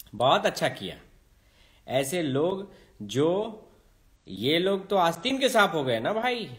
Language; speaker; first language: Hindi; native; Hindi